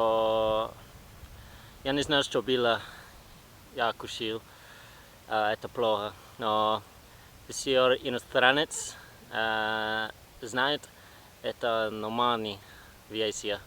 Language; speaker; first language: Russian; non-native, learner; English